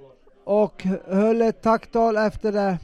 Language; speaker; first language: Swedish; non-native, local second language; Finnish